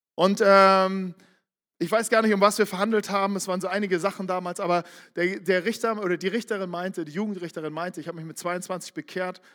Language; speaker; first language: German; native; German